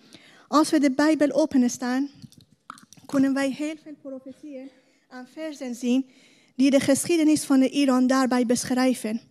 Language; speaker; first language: Dutch; non-native, learner; Persian